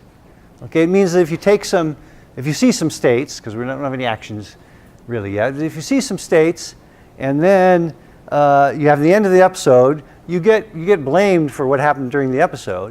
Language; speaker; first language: English; native; English